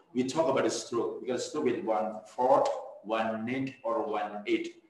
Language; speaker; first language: English; non-native, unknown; Indonesian